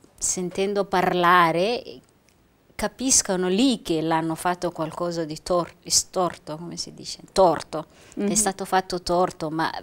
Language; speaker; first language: Italian; non-native, fluent; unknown